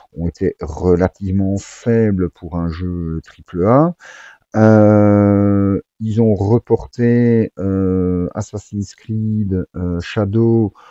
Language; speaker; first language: French; native; French